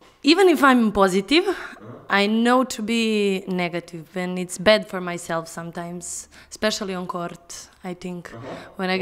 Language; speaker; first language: English; non-native, fluent; Serbian